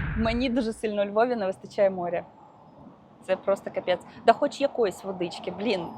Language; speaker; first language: Ukrainian; non-native, local second language; Russian